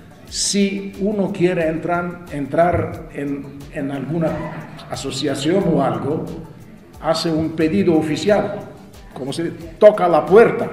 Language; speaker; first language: Spanish; non-native, fluent; Russian